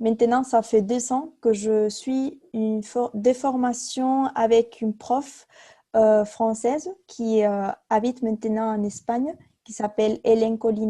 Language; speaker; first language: French; non-native, fluent; Spanish